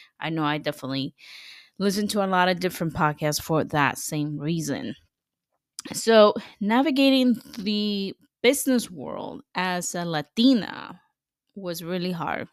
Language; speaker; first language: English; non-native, fluent; Spanish